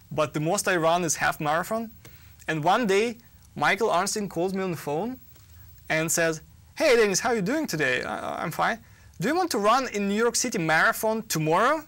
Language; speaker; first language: English; non-native, fluent; Russian